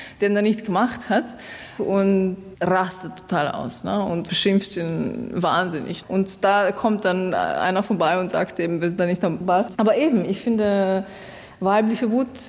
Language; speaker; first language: German; non-native, fluent; Slovenian